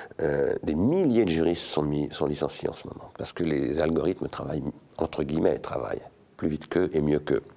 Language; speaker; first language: French; native; French